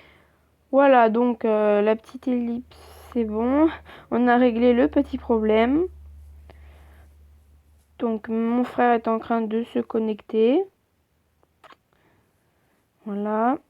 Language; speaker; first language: French; native; French